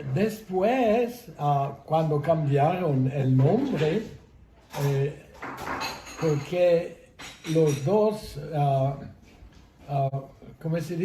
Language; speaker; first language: Spanish; non-native, fluent; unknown